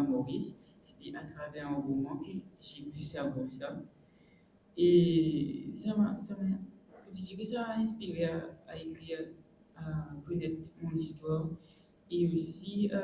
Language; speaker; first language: French; non-native, local second language; Morisyen